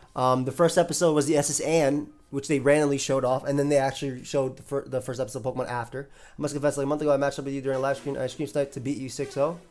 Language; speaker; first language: English; native; English